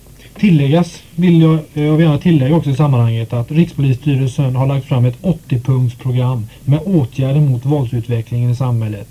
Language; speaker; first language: Swedish; native; Swedish